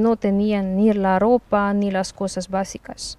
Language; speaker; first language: Spanish; non-native, learner; Ukrainian